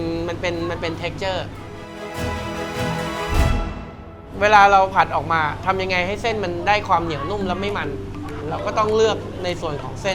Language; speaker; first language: Thai; native; Thai